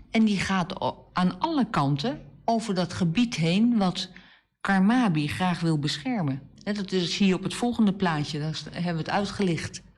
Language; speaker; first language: Dutch; native; Dutch